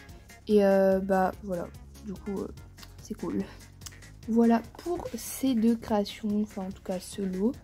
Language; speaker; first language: French; native; French